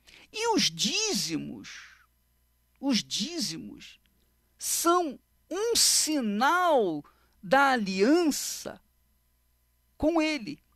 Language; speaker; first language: Portuguese; native; Portuguese